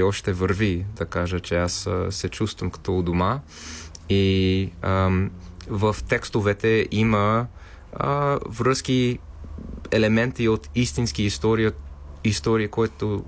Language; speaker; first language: Bulgarian; non-native, fluent; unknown